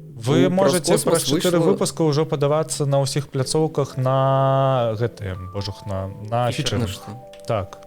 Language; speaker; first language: Belarusian; non-native, local second language; Russian